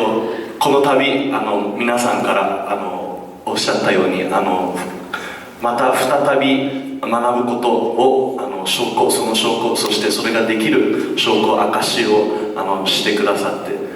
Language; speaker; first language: Japanese; non-native, fluent; English